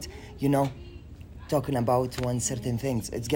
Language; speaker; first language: English; non-native, learner; Arabic